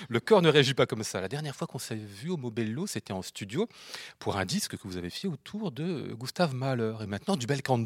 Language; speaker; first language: French; native; French